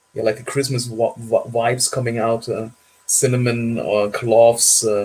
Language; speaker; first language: English; non-native, fluent; German